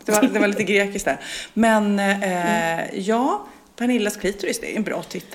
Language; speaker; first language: Swedish; native; Swedish